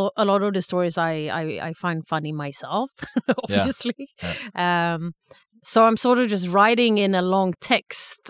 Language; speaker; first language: English; non-native, fluent; Swedish